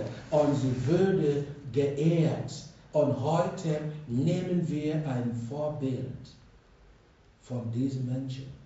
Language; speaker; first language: German; non-native, fluent; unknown